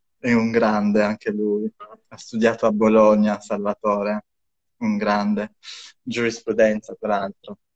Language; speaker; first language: Italian; non-native, fluent; Albanian